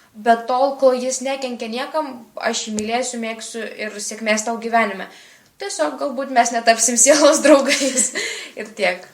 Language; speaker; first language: Lithuanian; native; Lithuanian